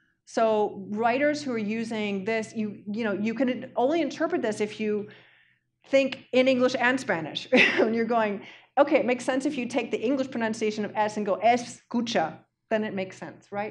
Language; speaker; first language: English; native; English